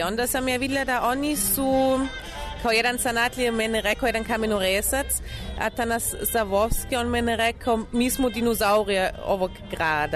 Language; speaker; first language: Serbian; non-native, learner; German